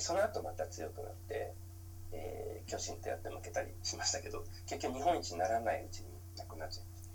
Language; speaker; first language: Japanese; native; Japanese